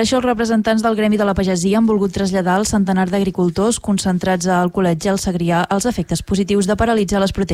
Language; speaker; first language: Catalan; native; Catalan